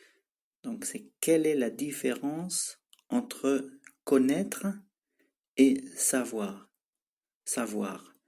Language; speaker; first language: French; non-native, fluent; Tibetan